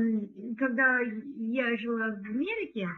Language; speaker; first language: Russian; non-native, learner; English